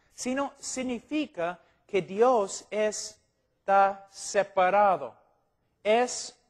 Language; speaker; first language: Spanish; non-native, fluent; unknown